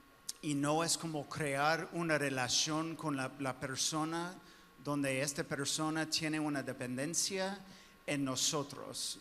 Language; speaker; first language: Spanish; non-native, fluent; English